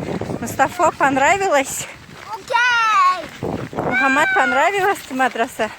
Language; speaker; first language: Russian; non-native, local second language; Tajik